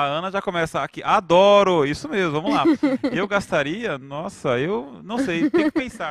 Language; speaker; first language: Portuguese; native; Portuguese